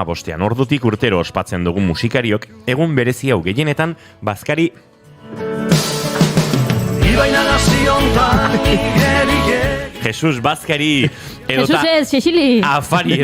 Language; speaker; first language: Basque; native; Basque